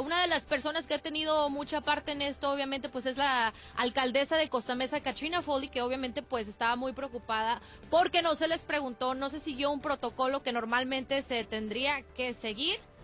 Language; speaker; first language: Spanish; early bilingual, heritage; Spanish